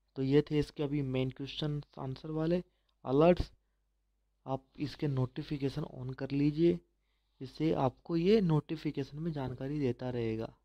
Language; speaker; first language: Hindi; native; Hindi